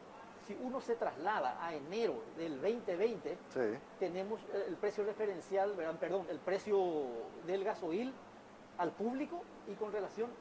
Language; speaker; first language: Spanish; native; Spanish